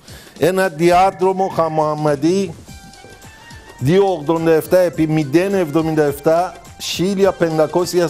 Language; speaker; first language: Greek; non-native, learner; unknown